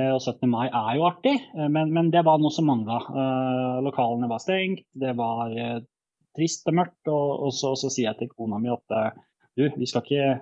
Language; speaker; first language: Norwegian; early bilingual, other home language; Bosnian